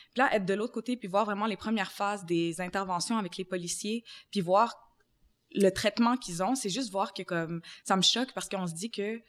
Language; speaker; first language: French; native; French